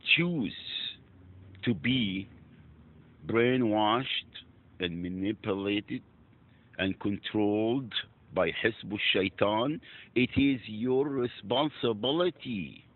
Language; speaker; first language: English; non-native, fluent; Arabic